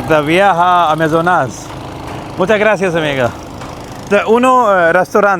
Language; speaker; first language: Spanish; non-native, learner; Hindi